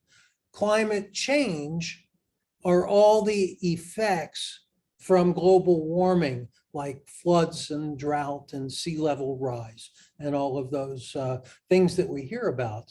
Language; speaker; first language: English; native; English